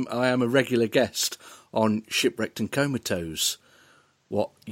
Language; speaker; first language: English; native; English